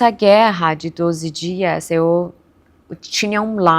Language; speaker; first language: Portuguese; non-native, fluent; Persian